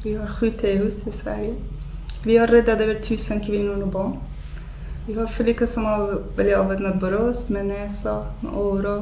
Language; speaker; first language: Swedish; non-native, fluent; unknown